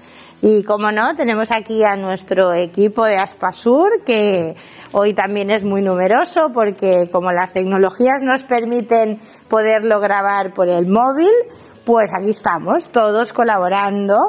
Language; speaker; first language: Spanish; native; Spanish